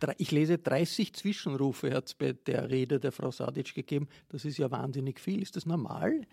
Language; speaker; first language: German; native; German